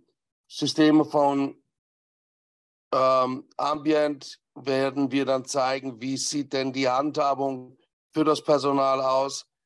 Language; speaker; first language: German; native; German